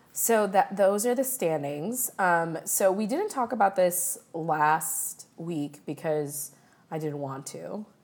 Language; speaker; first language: English; early bilingual, other home language; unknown